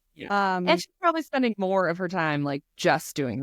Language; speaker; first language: English; native; English